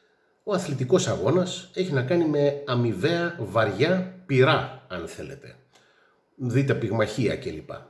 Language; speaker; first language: Greek; native; Greek